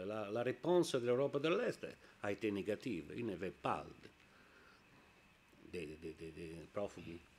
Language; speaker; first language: French; non-native, learner; Italian